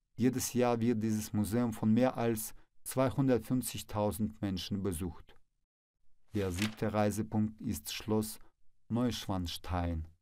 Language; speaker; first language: German; non-native, fluent; Russian